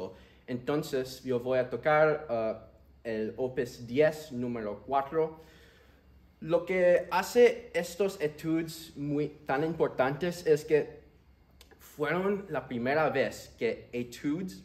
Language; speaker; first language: Spanish; early bilingual, heritage; Spanish